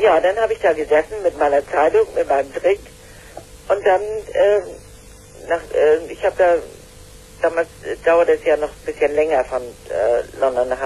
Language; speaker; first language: German; native; German